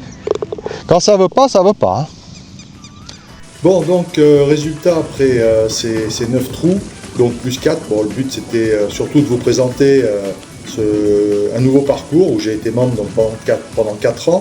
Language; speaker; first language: French; native; French